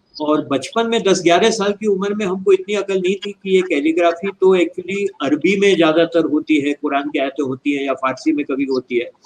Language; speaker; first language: Hindi; native; Hindi